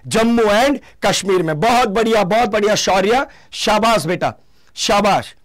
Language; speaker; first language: Hindi; native; Hindi